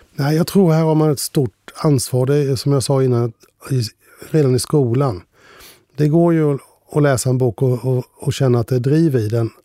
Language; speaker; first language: Swedish; native; Swedish